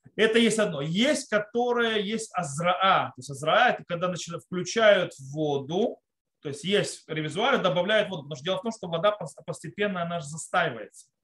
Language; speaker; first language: Russian; early bilingual, heritage; Russian